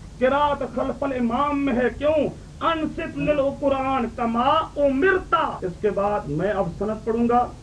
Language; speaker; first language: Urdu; native; Urdu